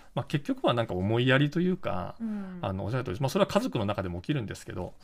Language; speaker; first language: Japanese; native; Japanese